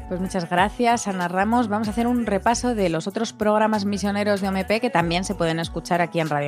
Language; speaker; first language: Spanish; native; Spanish